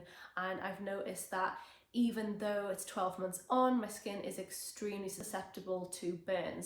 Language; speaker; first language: English; native; English